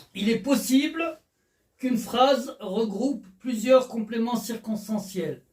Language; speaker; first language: French; non-native, local second language; Arabic